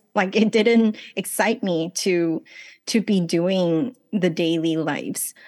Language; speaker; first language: English; early bilingual, other home language; Chinese